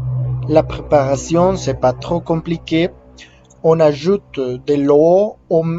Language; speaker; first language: French; non-native, fluent; Spanish